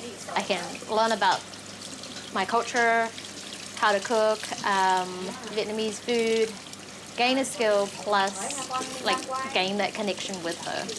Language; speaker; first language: English; early bilingual, other home language; Vietnamese